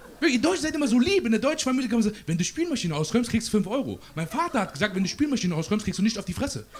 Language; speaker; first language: German; early bilingual, other home language; Persian